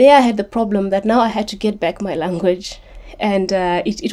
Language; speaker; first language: English; non-native, local second language; Shona